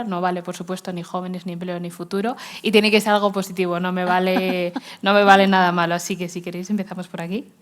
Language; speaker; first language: Spanish; native; Spanish